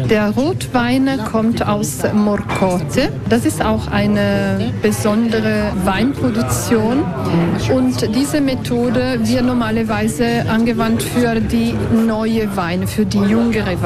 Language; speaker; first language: German; non-native, fluent; Italian